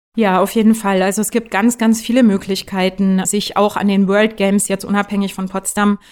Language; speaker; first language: German; native; German